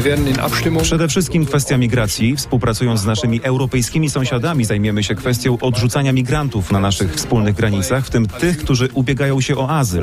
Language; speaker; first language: Polish; native; Polish